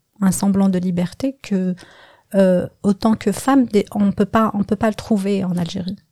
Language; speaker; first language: French; non-native, local second language; Kabyle